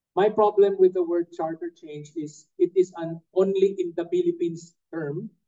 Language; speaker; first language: English; non-native, local second language; Cebuano